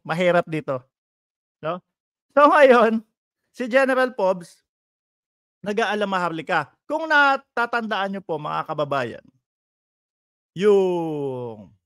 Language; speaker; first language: Filipino; native; Filipino